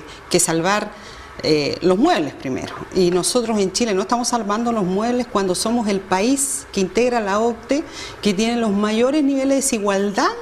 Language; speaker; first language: Spanish; native; Spanish